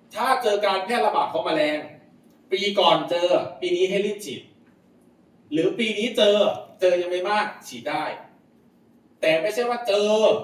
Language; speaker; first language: Thai; non-native, local second language; Lao